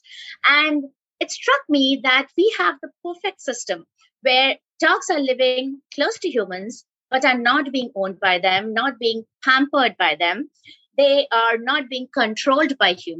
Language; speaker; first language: English; non-native, local second language; Bangla